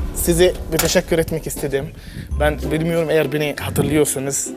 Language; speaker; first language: Turkish; non-native, learner; Arabic